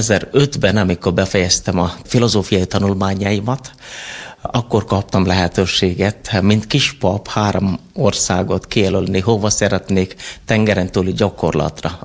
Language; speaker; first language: Hungarian; non-native, fluent; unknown